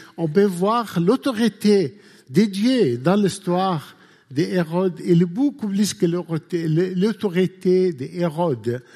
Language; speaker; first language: French; non-native, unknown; Arabic